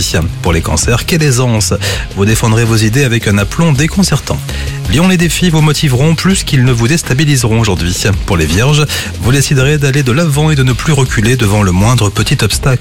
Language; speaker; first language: French; native; French